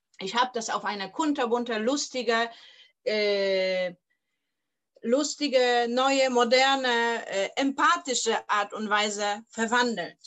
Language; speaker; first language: German; non-native, fluent; Polish